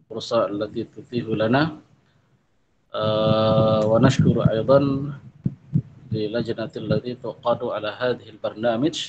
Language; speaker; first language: Arabic; non-native, fluent; Indonesian